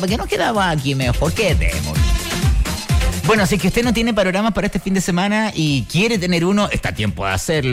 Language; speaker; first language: Spanish; native; Spanish